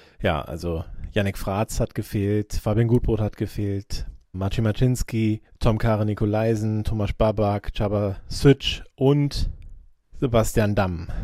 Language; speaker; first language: German; native; German